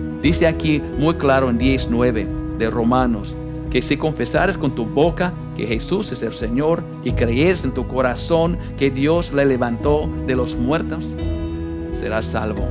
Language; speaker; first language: Spanish; non-native, fluent; English